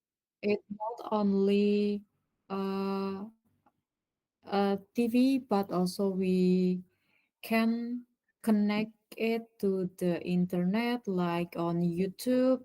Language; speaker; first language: English; non-native, learner; Indonesian